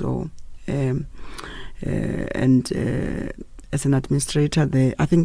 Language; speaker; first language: English; non-native, local second language; Tswana